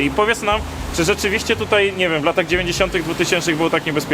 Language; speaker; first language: Polish; native; Polish